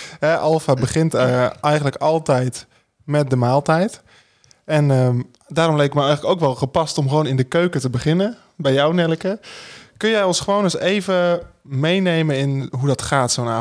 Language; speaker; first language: Dutch; native; Dutch